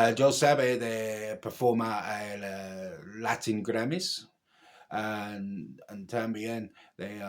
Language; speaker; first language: Spanish; non-native, learner; English